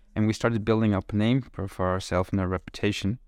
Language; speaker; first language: English; non-native, fluent; Spanish